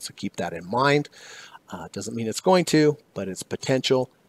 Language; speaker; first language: English; native; English